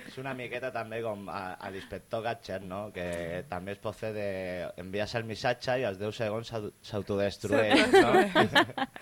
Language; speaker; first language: Catalan; non-native, local second language; Spanish